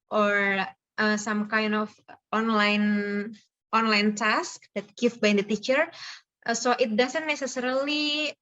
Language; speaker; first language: English; non-native, fluent; Indonesian